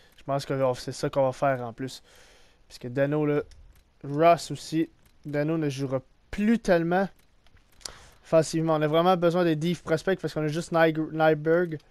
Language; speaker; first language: French; native; French